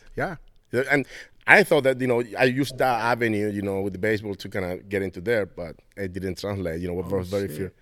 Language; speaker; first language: English; non-native, fluent; Spanish